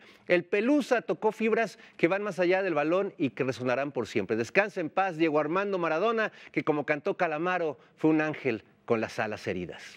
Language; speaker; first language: Spanish; native; Spanish